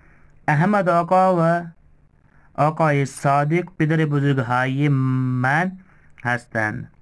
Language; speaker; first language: Persian; non-native, fluent; Urdu